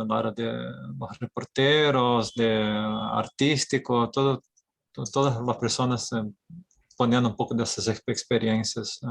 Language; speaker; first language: Spanish; non-native, fluent; Portuguese